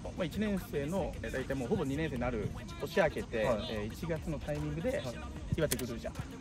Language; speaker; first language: Japanese; native; Japanese